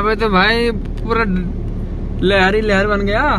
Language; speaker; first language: Hindi; non-native, local second language; Bangla